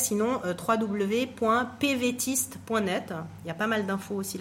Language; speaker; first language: French; native; French